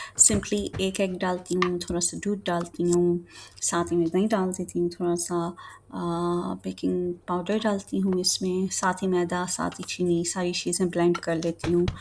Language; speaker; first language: Urdu; native; Urdu